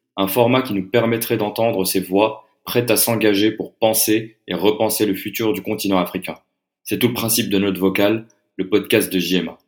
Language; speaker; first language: French; non-native, local second language; Arabic